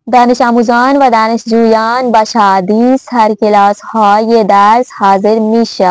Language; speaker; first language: Persian; non-native, fluent; Urdu